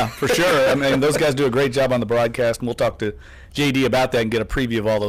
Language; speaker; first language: English; native; English